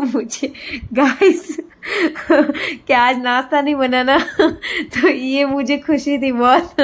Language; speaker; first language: Hindi; native; Hindi